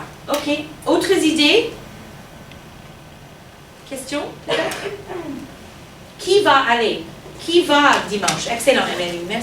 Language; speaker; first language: French; non-native, fluent; English